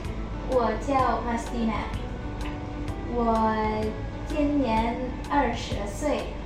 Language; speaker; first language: Chinese; non-native, learner; Indonesian